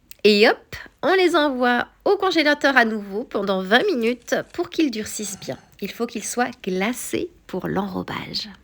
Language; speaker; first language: French; native; French